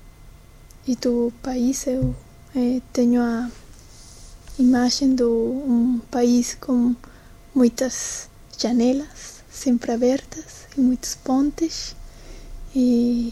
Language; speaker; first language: Portuguese; non-native, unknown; Spanish